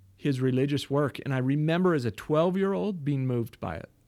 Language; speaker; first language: English; native; English